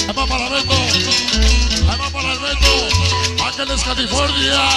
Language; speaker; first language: Spanish; native; Spanish